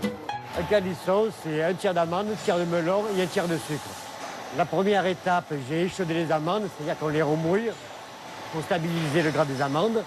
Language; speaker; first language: French; native; French